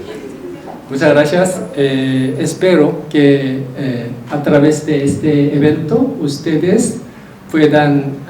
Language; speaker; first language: Spanish; non-native, learner; Korean